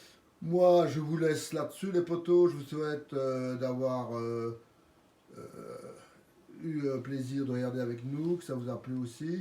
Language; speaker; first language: French; native; French